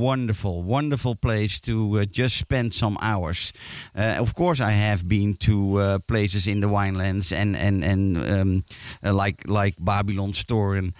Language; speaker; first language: English; non-native, fluent; Dutch